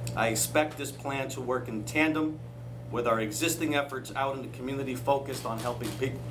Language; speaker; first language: English; early bilingual, other home language; Spanish